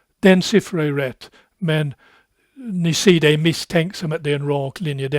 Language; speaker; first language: Swedish; non-native, fluent; English